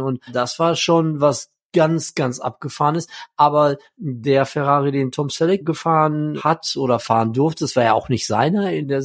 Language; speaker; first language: German; native; German